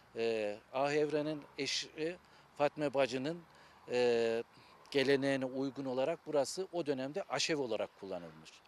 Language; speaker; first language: Turkish; native; Turkish